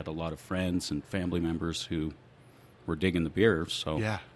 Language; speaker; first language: English; native; English